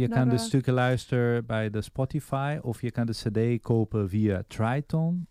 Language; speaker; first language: Dutch; non-native, fluent; Portuguese